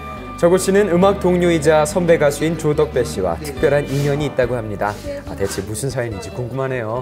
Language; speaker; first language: Korean; native; Korean